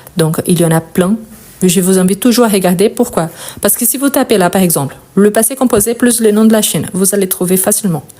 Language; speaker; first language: French; non-native, fluent; Portuguese